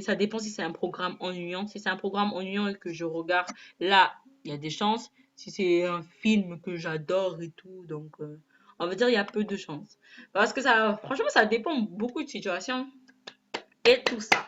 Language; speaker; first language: French; native; French